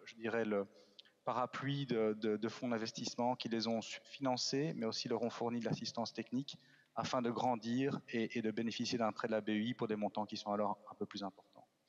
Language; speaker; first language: French; native; French